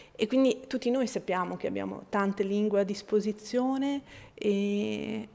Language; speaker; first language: Italian; non-native, fluent; Bosnian